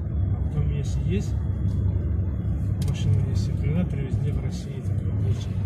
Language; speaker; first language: Russian; non-native, learner; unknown